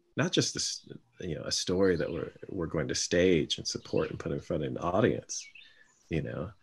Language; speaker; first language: English; native; English